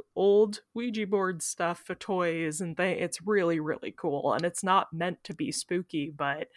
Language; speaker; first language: English; native; English